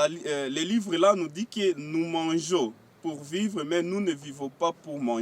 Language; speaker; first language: French; non-native, local second language; Swahili